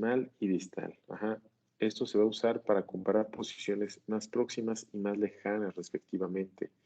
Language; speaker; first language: Spanish; native; Spanish